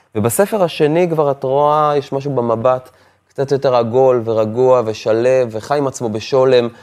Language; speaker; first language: Hebrew; native; Hebrew